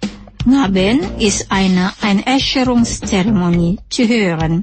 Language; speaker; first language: German; non-native, fluent; Indonesian